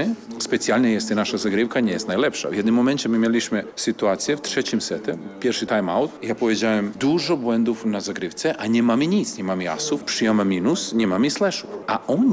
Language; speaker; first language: Polish; non-native, fluent; Serbian